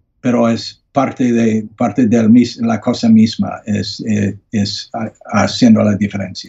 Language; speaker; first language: Spanish; non-native, learner; English